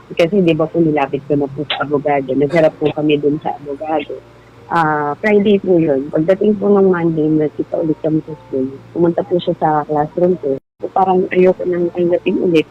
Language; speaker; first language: Filipino; native; Filipino